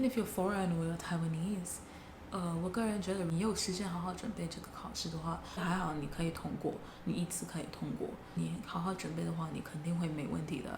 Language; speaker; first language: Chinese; non-native, fluent; English